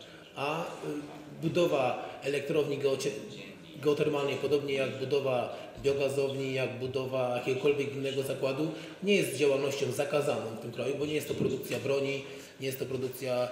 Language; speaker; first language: Polish; native; Polish